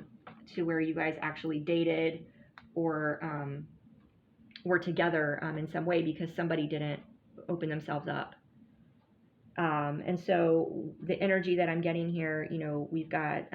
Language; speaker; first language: English; native; English